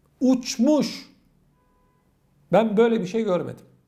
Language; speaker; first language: Turkish; native; Turkish